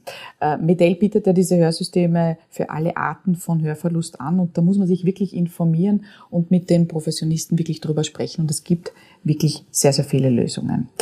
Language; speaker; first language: German; native; German